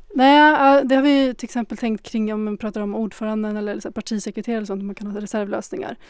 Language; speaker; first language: Swedish; early bilingual, other home language; Arabic